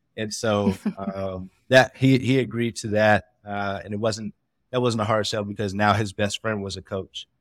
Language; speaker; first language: English; native; English